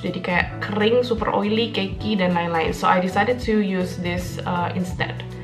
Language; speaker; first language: English; non-native, fluent; Indonesian